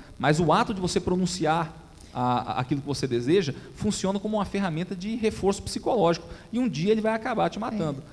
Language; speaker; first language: Portuguese; native; Portuguese